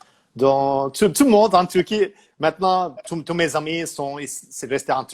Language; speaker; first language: French; non-native, learner; Turkish